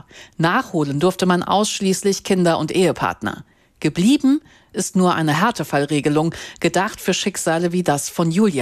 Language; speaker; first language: German; native; German